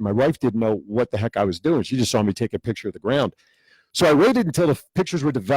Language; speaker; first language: English; native; English